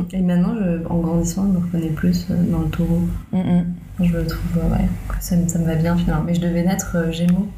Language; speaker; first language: French; non-native, local second language; Arabic